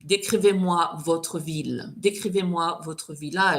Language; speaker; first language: French; non-native, fluent; English